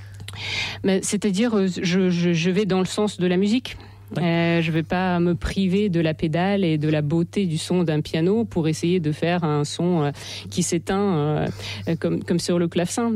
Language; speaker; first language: French; non-native, fluent; Russian